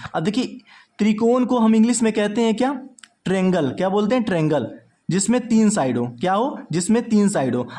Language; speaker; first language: Hindi; native; Hindi